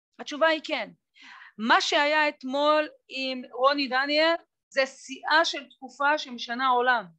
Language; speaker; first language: Hebrew; native; Hebrew